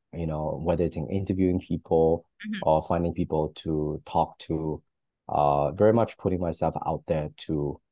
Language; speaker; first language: English; native; English